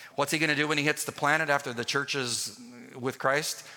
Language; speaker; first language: English; native; English